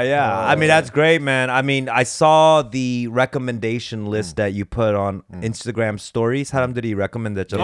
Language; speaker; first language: English; early bilingual, other home language; Korean